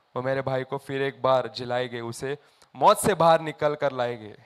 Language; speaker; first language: Hindi; non-native, local second language; Marathi